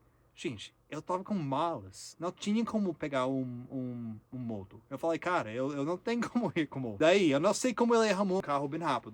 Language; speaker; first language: Portuguese; non-native, learner; English